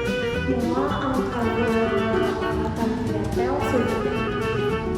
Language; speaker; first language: French; non-native, learner; Indonesian